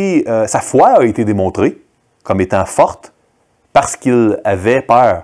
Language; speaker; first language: French; native; French